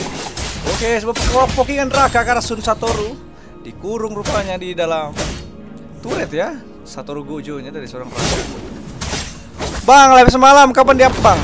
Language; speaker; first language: Indonesian; native; Indonesian